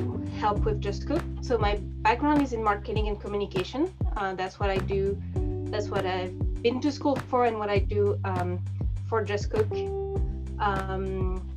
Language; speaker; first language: English; non-native, fluent; French